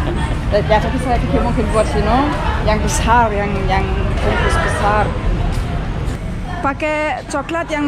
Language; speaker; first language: Indonesian; non-native, fluent; German